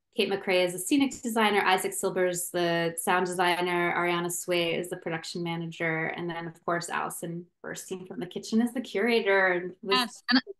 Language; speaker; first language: English; native; English